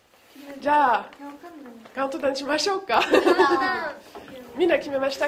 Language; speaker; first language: Japanese; non-native, learner; French